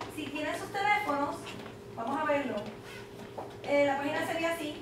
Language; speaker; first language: Spanish; native; Spanish